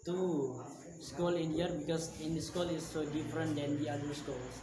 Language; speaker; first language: English; non-native, learner; Indonesian